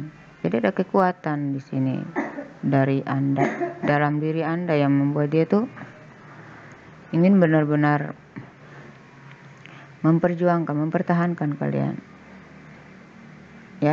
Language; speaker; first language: Indonesian; native; Indonesian